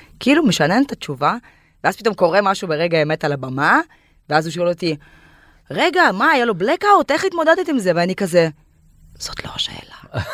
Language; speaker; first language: Hebrew; non-native, fluent; Russian